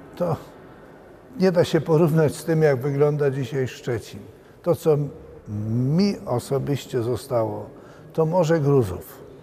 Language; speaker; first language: Polish; early bilingual, heritage; Polish